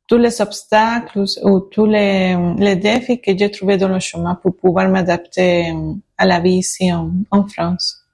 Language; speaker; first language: French; non-native, learner; Spanish